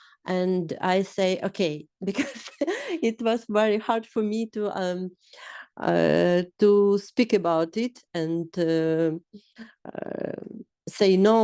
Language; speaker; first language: English; non-native, learner; Ukrainian